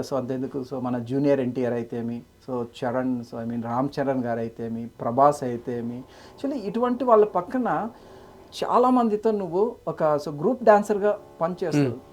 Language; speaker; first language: Telugu; native; Telugu